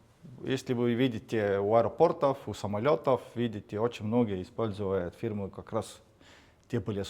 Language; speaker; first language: Russian; non-native, fluent; Estonian